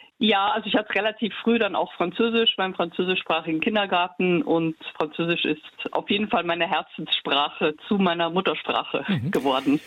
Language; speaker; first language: German; early bilingual, heritage; German